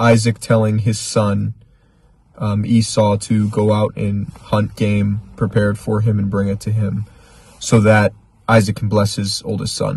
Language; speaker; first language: English; native; English